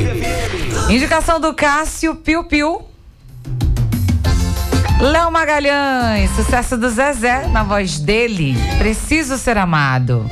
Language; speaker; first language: Portuguese; native; Portuguese